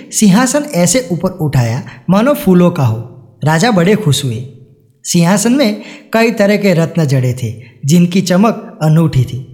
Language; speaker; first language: Hindi; non-native, local second language; Gujarati